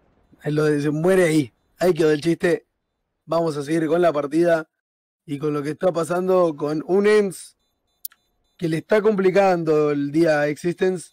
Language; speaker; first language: Spanish; native; Spanish